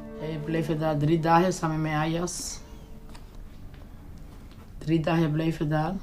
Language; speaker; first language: Dutch; non-native, learner; Spanish